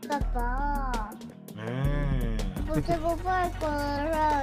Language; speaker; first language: Italian; early bilingual, heritage; Italian